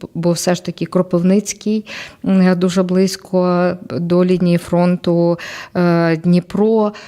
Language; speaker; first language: Ukrainian; native; Ukrainian